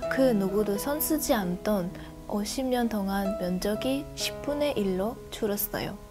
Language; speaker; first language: Korean; non-native, fluent; Uzbek